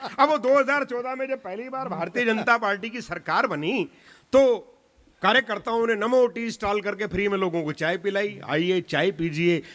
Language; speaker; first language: Hindi; non-native, local second language; Punjabi